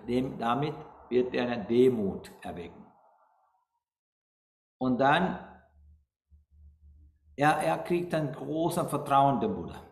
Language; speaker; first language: German; non-native, learner; Sinhala